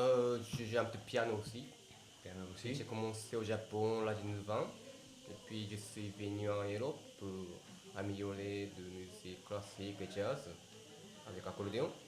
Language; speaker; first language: French; non-native, learner; Japanese